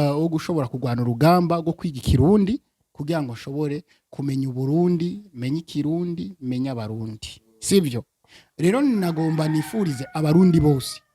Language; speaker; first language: Rundi; early bilingual, heritage; Rundi